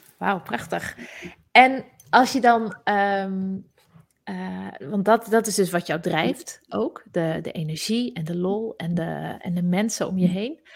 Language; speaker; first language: Dutch; native; Dutch